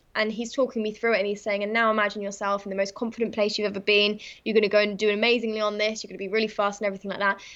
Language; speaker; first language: English; native; English